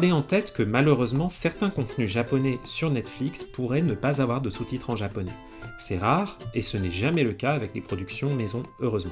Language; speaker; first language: French; native; French